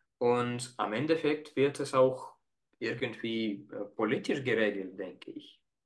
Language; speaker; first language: German; non-native, fluent; Estonian